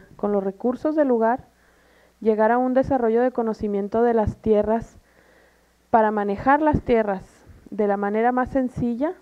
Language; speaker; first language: Spanish; native; Spanish